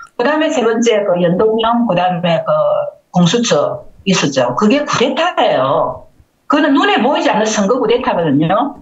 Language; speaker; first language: Korean; native; Korean